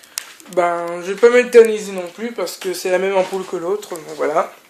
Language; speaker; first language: French; native; French